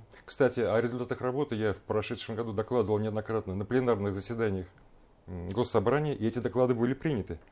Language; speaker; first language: Russian; native; Russian